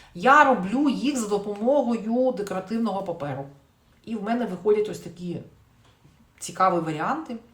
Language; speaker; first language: Ukrainian; non-native, local second language; Russian